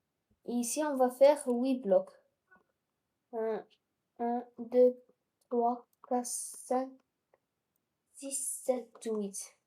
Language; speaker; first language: French; non-native, local second language; Arabic